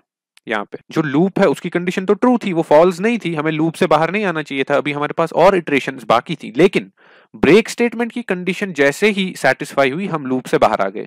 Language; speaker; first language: Hindi; non-native, local second language; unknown